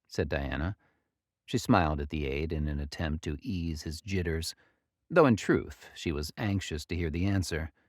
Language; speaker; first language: English; native; English